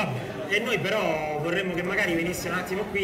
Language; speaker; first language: Italian; native; Italian